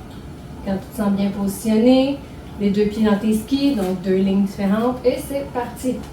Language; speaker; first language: French; native; French